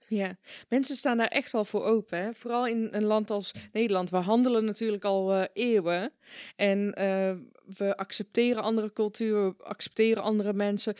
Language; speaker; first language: Dutch; early bilingual, other home language; Persian